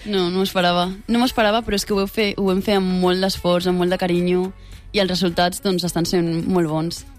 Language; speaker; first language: Catalan; native; Catalan